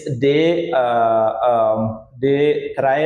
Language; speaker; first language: Spanish; non-native, learner; Indonesian